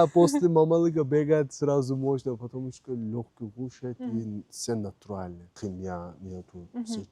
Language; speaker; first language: Russian; non-native, learner; Turkish